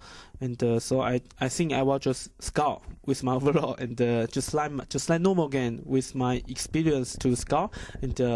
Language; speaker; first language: English; non-native, learner; Chinese